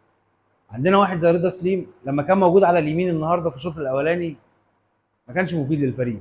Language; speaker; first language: Arabic; native; Arabic